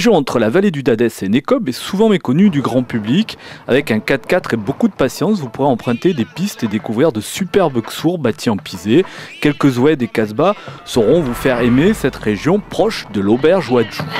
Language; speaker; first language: French; native; French